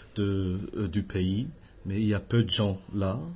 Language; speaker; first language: French; non-native, fluent; English